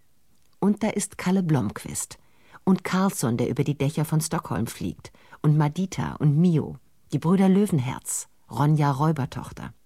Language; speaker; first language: German; native; German